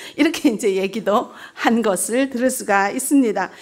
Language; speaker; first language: Korean; early bilingual, heritage; Korean